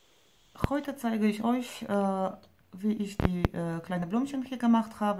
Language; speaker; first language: German; non-native, fluent; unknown